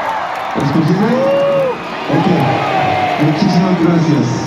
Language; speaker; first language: Spanish; non-native, learner; English